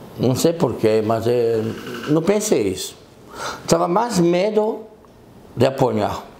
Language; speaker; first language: Portuguese; non-native, fluent; French